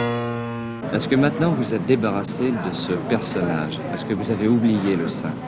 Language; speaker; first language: French; native; French